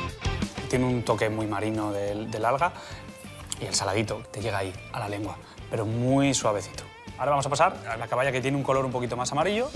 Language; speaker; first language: Spanish; native; Spanish